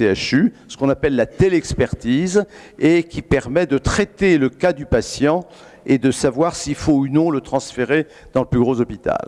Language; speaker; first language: French; native; French